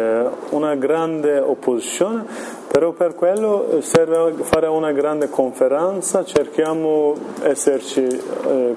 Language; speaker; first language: Italian; non-native, learner; Kurdish